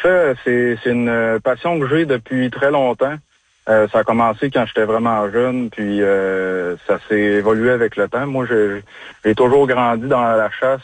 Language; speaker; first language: French; native; French